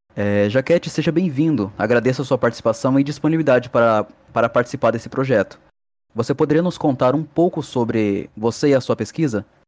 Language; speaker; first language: Portuguese; native; Portuguese